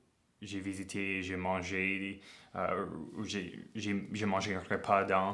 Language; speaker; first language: French; non-native, local second language; English